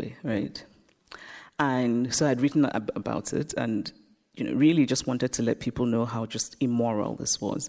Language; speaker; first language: English; non-native, local second language; Igbo